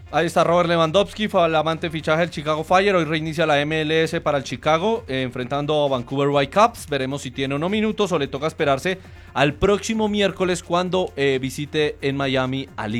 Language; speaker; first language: Spanish; native; Spanish